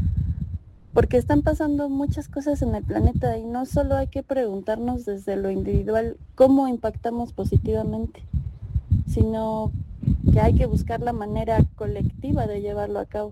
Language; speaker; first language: Spanish; native; Spanish